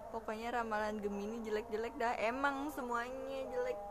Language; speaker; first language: Indonesian; native; Indonesian